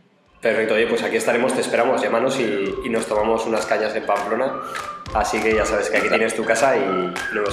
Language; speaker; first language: Spanish; native; Spanish